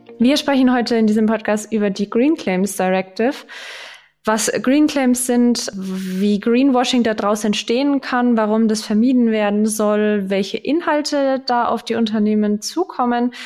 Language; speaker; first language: German; native; German